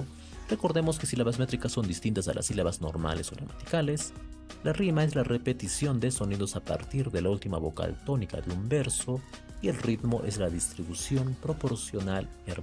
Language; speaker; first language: Spanish; native; Spanish